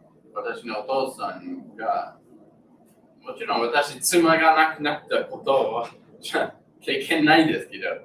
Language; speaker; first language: Japanese; non-native, learner; English